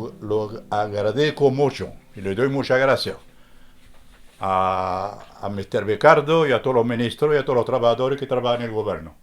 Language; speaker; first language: Spanish; native; Spanish